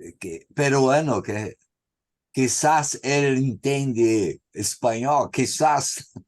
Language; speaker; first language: Spanish; non-native, learner; Portuguese